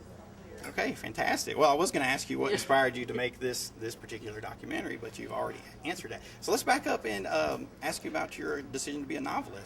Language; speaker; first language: English; native; English